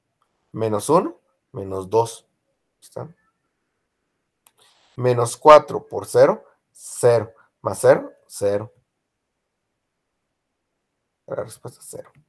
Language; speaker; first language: Spanish; native; Spanish